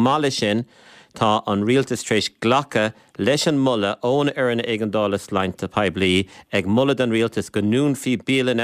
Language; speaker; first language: Irish; native; Irish